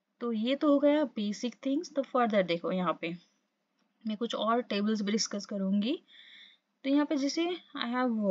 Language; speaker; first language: Hindi; non-native, local second language; Assamese